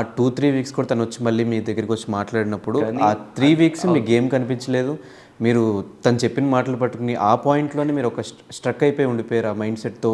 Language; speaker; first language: Telugu; native; Telugu